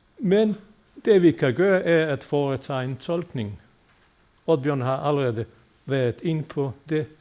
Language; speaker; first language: Danish; native; Danish